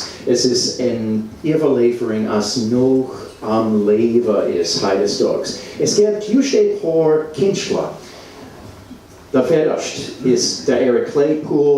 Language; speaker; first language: German; non-native, learner; English